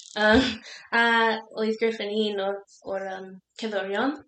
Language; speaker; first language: Welsh; non-native, learner; English